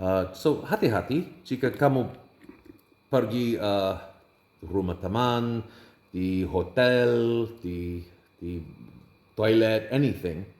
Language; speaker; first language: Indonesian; non-native, learner; English